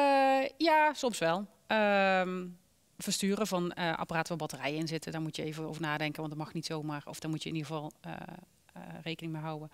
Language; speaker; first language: Dutch; native; Dutch